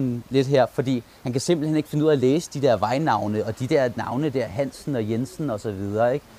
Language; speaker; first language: Danish; early bilingual, other home language; Turkish